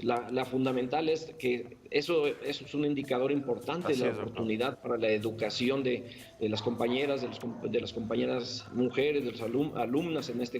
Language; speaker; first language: Spanish; native; Spanish